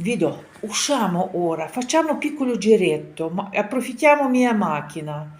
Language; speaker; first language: Italian; non-native, learner; Ukrainian